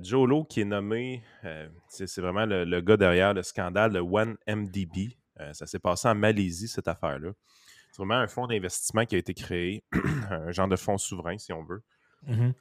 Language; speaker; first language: French; native; French